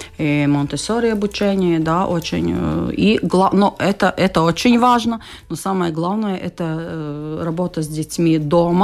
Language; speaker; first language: Russian; non-native, local second language; Latvian